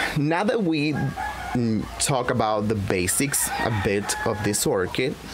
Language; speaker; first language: English; non-native, fluent; Spanish